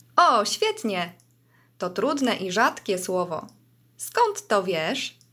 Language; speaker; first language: Polish; native; Polish